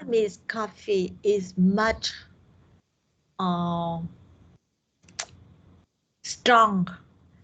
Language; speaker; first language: English; non-native, learner; Vietnamese